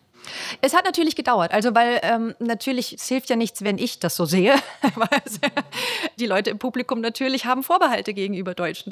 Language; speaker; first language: German; native; German